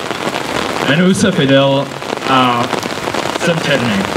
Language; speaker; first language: Czech; early bilingual, other home language; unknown